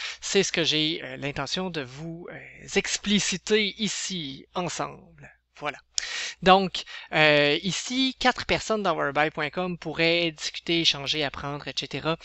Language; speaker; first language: French; native; French